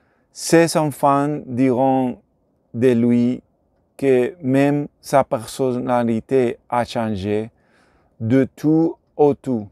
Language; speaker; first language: French; non-native, learner; Spanish